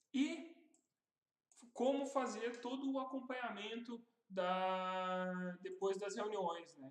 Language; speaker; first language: Portuguese; native; Portuguese